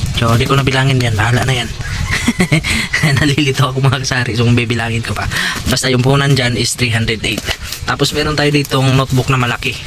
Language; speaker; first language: Filipino; non-native, local second language; Cebuano